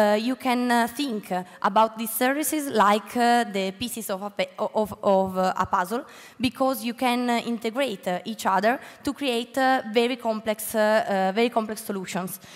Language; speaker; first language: English; non-native, learner; Italian